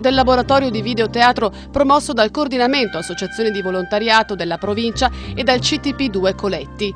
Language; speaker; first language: Italian; native; Italian